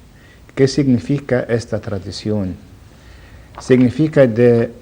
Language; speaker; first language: Spanish; non-native, learner; Arabic